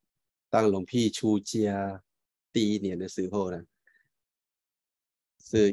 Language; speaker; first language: Chinese; non-native, fluent; Thai